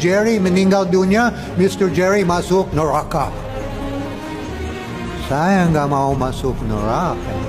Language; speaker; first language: Indonesian; non-native, fluent; English